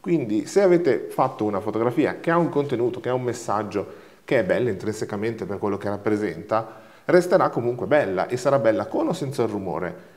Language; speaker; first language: Italian; native; Italian